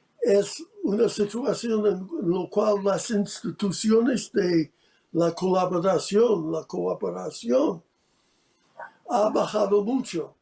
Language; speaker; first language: Spanish; non-native, fluent; English